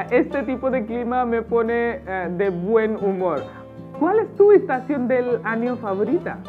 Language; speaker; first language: Spanish; non-native, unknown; Hindi